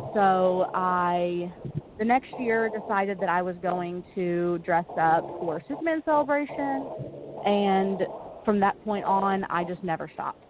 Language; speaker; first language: English; native; English